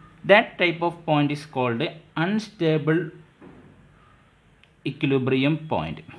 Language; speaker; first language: English; non-native, local second language; Malayalam